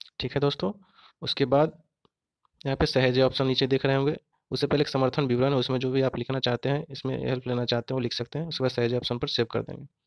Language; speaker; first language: Hindi; native; Hindi